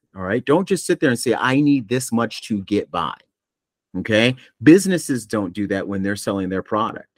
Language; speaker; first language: English; native; English